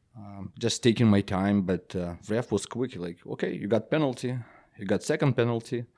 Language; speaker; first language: English; non-native, fluent; Belarusian